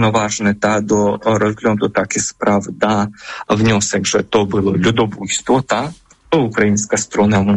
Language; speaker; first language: Polish; non-native, fluent; Ukrainian